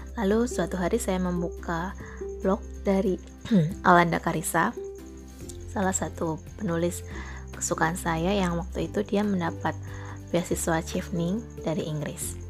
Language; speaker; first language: Indonesian; native; Indonesian